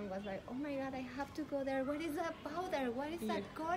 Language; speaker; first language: English; non-native, learner; Spanish